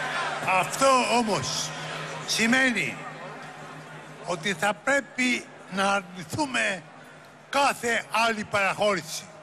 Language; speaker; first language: Greek; native; Greek